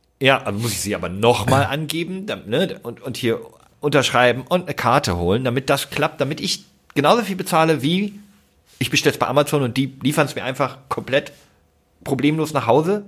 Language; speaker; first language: German; native; German